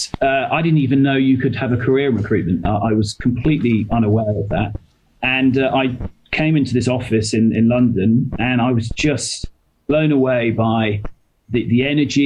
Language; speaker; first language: English; native; English